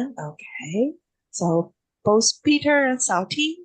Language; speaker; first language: English; non-native, fluent; Chinese